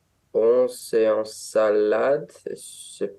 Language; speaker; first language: French; non-native, learner; Romanian